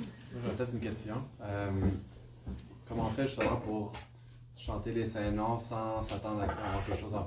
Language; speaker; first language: French; native; French